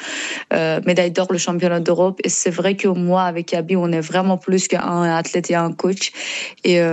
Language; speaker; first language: French; non-native, learner; Persian